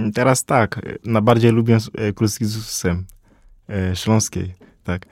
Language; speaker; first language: Polish; non-native, learner; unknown